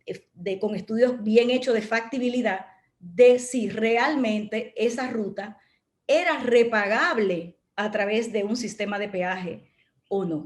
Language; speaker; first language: Spanish; native; Spanish